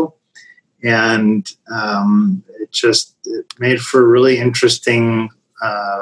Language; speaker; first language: English; native; English